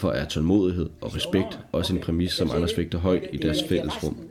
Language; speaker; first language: Danish; native; Danish